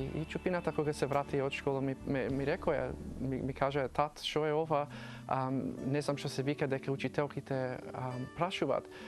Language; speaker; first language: Macedonian; early bilingual, heritage; Macedonian